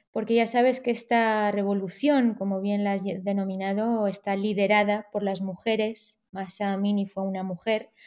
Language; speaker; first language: Spanish; native; Spanish